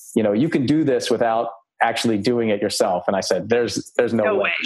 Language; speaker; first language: English; early bilingual, other home language; Croatian